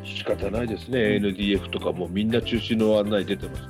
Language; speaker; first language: Japanese; native; Japanese